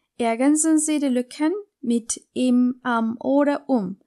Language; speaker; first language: German; non-native, fluent; Turkish